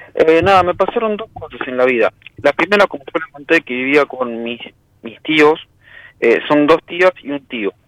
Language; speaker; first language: Spanish; native; Spanish